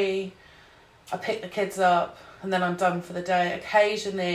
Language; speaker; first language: English; native; English